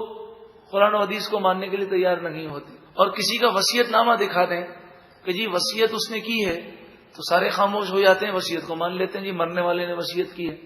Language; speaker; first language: Urdu; native; Urdu